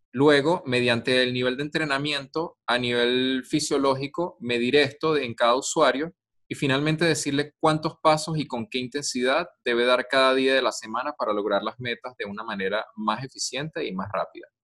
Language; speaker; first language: Spanish; native; Spanish